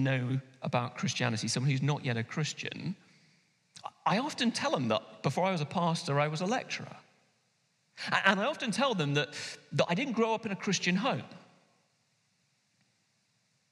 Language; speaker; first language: English; native; English